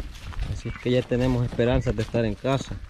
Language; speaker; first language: Spanish; native; Spanish